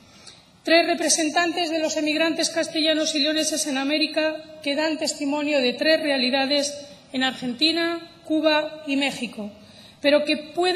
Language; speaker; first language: Spanish; native; Spanish